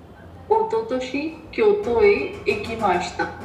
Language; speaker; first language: Japanese; non-native, learner; Hindi